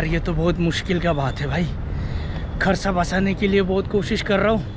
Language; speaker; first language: Hindi; non-native, local second language; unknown